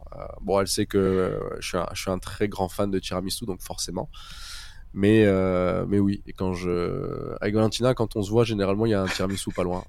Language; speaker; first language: French; native; French